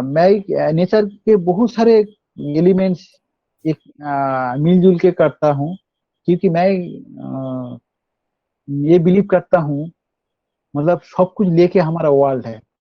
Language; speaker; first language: Hindi; non-native, local second language; Bangla